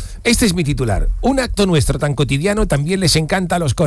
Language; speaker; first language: Spanish; native; Spanish